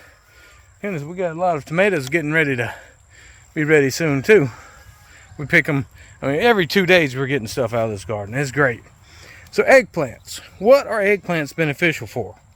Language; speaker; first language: English; native; English